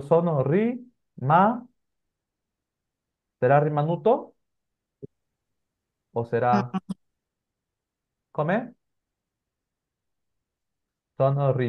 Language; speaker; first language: Italian; non-native, fluent; Spanish